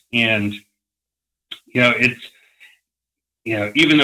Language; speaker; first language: English; native; English